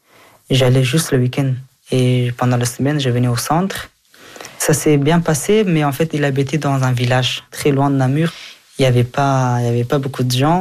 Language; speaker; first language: French; early bilingual, other home language; Persian